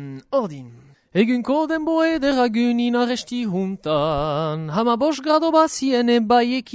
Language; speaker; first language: Basque; native; Basque